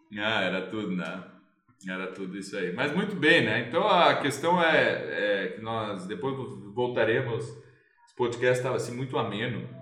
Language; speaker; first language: Portuguese; native; Portuguese